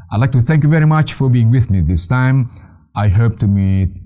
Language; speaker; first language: English; non-native, fluent; Indonesian